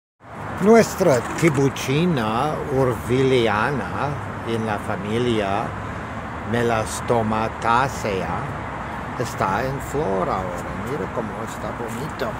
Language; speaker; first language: Spanish; non-native, learner; English